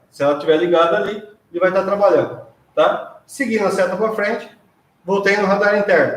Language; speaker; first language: Portuguese; native; Portuguese